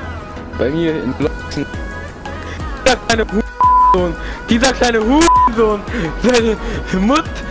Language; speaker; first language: German; native; German